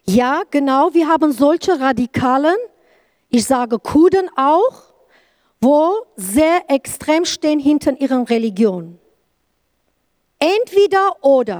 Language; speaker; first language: German; non-native, learner; Kurdish